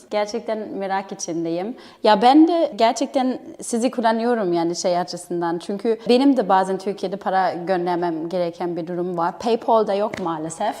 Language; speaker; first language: Turkish; early bilingual, heritage; Turkish